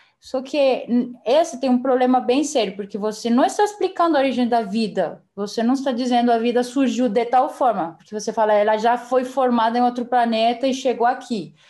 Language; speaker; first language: Portuguese; non-native, fluent; Spanish